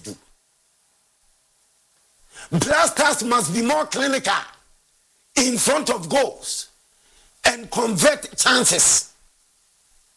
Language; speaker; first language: English; non-native, local second language; Akan